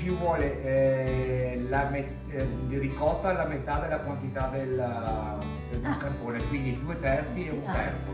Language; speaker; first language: Italian; native; Italian